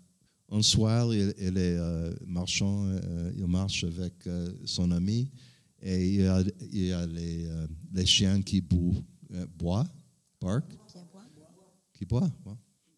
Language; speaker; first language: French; non-native, learner; English